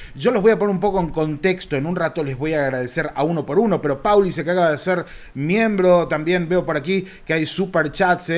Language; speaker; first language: Spanish; native; Spanish